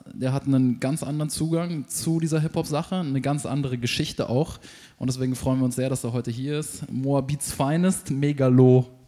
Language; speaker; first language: German; native; German